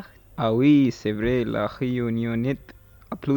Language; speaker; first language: French; non-native, learner; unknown